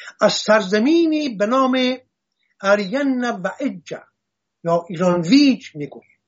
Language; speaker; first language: Persian; non-native, local second language; Assyrian Neo-Aramaic